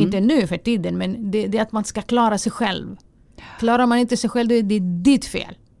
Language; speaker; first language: Swedish; non-native, fluent; Greek